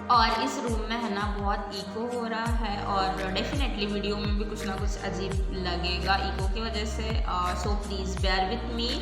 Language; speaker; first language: Hindi; non-native, local second language; Marathi